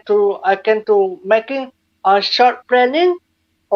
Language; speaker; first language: English; non-native, learner; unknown